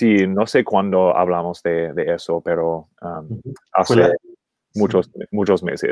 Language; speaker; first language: Spanish; non-native, fluent; English